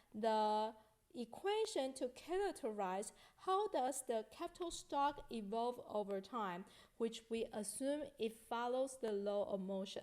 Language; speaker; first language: English; non-native, fluent; Chinese